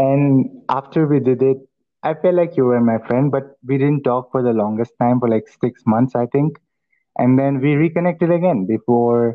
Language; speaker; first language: English; non-native, local second language; Assamese